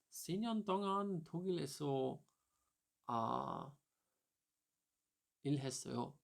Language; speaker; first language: Korean; non-native, learner; German